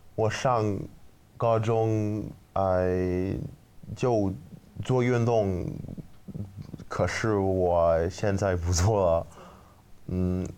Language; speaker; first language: Chinese; non-native, learner; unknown